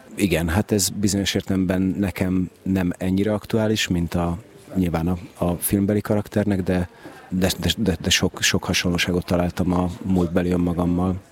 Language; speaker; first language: Hungarian; native; Hungarian